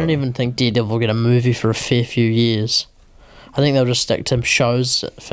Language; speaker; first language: English; native; English